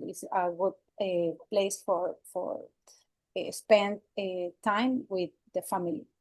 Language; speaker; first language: English; non-native, learner; Spanish